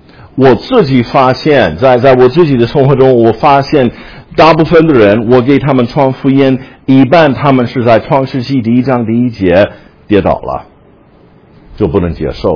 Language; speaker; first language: Chinese; non-native, fluent; English